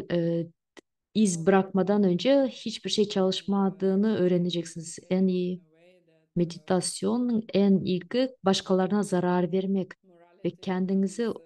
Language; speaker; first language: Turkish; non-native, fluent; Russian